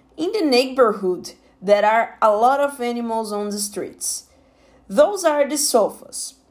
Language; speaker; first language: English; non-native, fluent; Portuguese